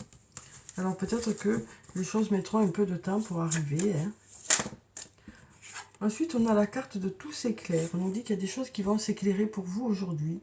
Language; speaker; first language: French; native; French